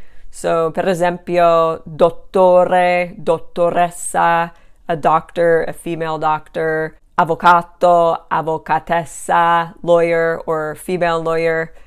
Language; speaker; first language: Italian; non-native, fluent; English